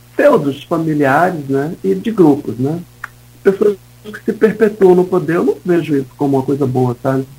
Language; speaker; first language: Portuguese; native; Portuguese